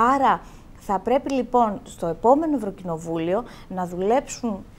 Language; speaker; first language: Greek; native; Greek